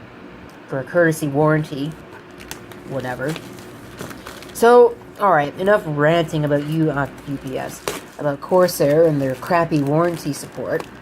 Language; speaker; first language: English; native; English